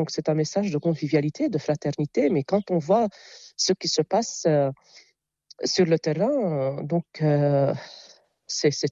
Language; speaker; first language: French; non-native, local second language; Arabic